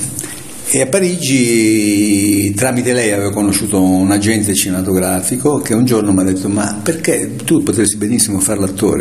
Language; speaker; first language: Italian; native; Italian